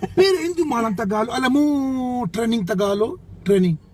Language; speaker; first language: Filipino; non-native, learner; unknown